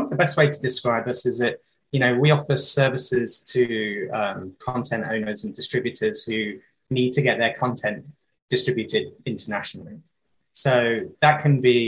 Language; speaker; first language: English; native; English